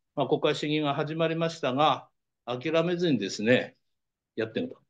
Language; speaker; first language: Japanese; native; Japanese